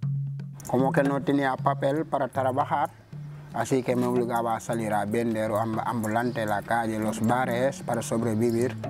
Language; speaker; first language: Spanish; non-native, local second language; Wolof